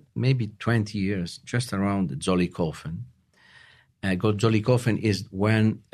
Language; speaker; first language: English; non-native, learner; Italian